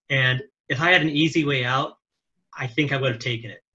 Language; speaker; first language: English; native; English